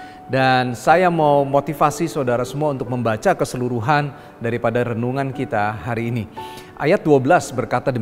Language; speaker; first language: Indonesian; native; Indonesian